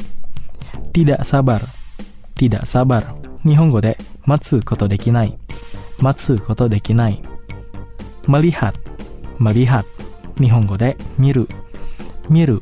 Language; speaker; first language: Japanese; non-native, fluent; Indonesian